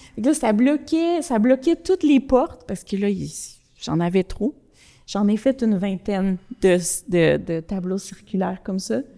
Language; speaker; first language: French; early bilingual, other home language; Spanish